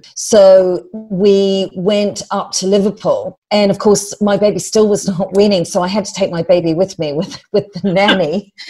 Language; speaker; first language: English; native; English